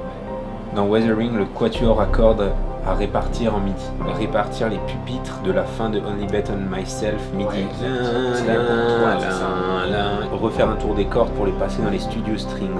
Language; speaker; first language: French; native; French